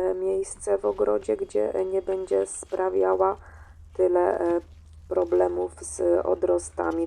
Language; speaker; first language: Polish; native; Polish